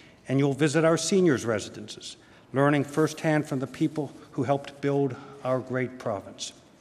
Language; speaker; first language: English; native; English